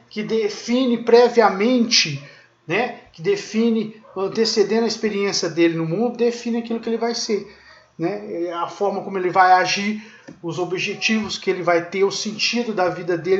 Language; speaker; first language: Portuguese; native; Portuguese